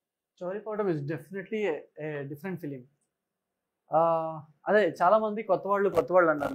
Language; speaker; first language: Telugu; native; Telugu